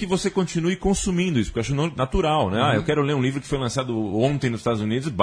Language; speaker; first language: Portuguese; native; Portuguese